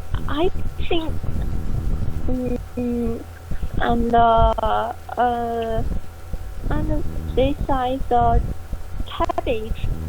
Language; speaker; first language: English; non-native, learner; Chinese